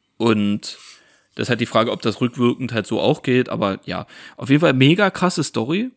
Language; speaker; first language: German; native; German